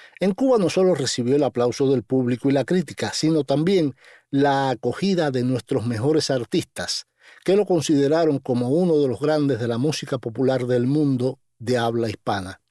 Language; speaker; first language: Spanish; native; Spanish